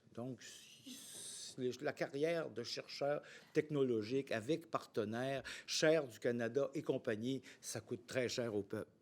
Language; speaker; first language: French; native; French